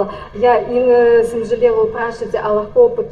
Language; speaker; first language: Slovenian; non-native, learner; Russian